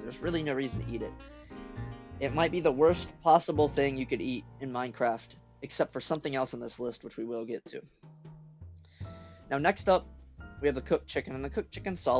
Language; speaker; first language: English; native; English